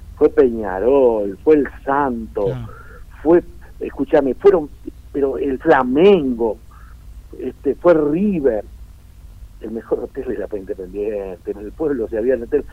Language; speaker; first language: Spanish; native; Spanish